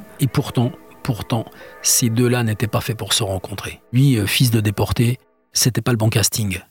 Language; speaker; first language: French; native; French